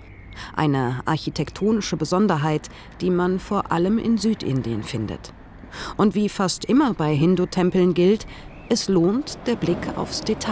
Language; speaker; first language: German; native; German